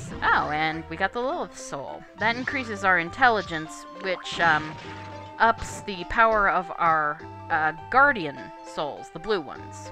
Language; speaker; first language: English; native; English